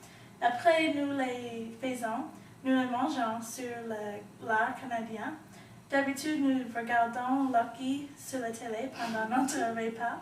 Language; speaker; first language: French; non-native, learner; English